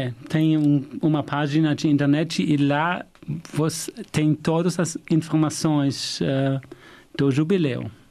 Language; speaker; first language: Portuguese; non-native, fluent; German